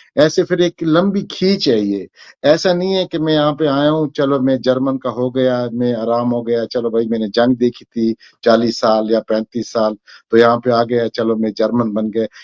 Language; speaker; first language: Hindi; non-native, fluent; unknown